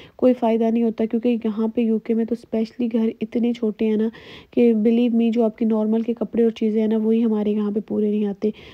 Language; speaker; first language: Urdu; native; Urdu